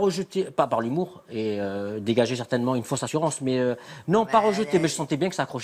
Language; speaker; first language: French; native; French